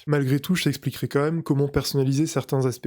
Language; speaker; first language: French; native; French